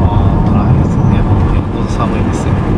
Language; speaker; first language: Japanese; native; Japanese